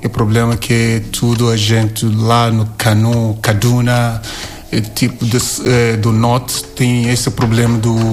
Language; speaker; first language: Portuguese; non-native, learner; Yoruba